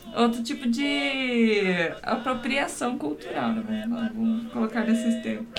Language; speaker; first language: Portuguese; native; Portuguese